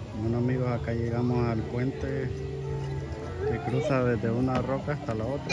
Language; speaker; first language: Spanish; native; Spanish